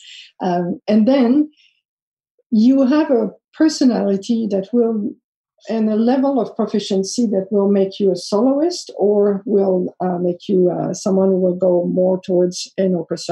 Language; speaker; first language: English; non-native, fluent; French